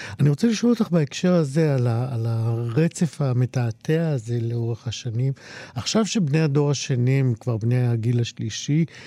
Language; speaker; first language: Hebrew; native; Hebrew